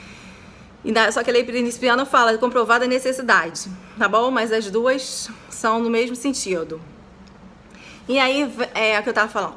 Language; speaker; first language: Portuguese; native; Portuguese